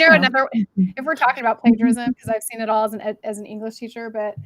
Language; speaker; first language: English; native; English